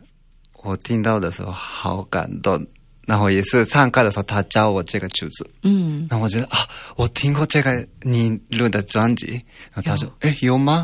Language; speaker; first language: Chinese; non-native, fluent; Japanese